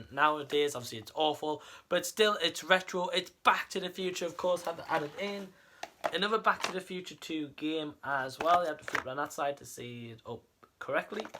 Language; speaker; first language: English; native; English